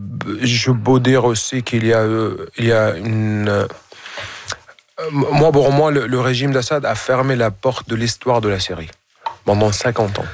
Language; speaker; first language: French; non-native, fluent; Arabic